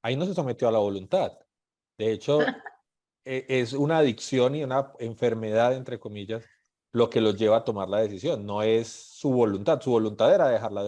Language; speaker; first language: Spanish; native; Spanish